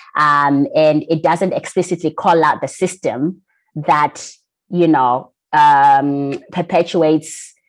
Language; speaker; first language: English; non-native, local second language; Shona